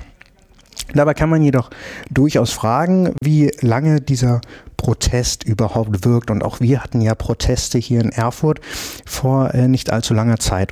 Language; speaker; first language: German; native; German